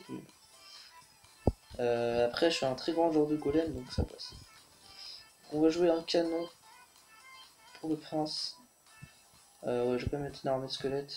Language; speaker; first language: French; native; French